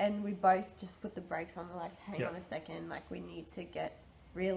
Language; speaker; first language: English; native; English